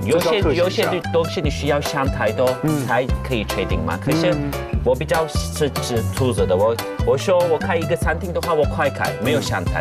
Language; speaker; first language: Chinese; non-native, fluent; Turkish